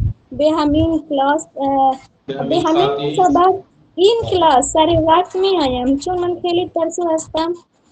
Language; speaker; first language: Persian; non-native, learner; Urdu